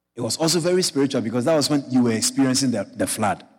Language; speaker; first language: English; non-native, local second language; Akan